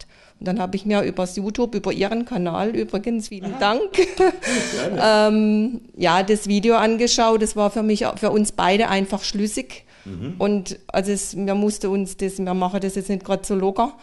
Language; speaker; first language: German; native; German